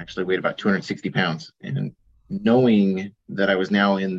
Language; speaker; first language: English; native; English